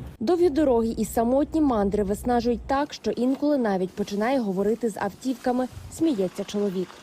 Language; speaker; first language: Ukrainian; native; Ukrainian